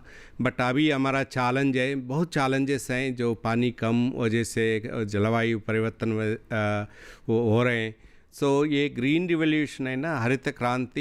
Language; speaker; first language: Hindi; non-native, local second language; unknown